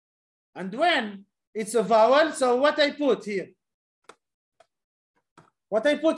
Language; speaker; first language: English; non-native, fluent; Arabic